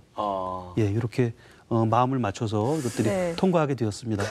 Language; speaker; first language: Korean; native; Korean